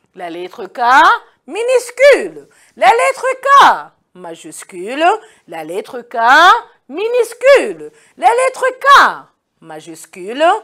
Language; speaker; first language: French; non-native, local second language; Kinyarwanda